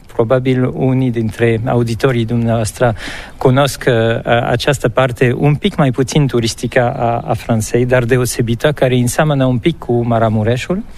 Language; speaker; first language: Romanian; non-native, fluent; French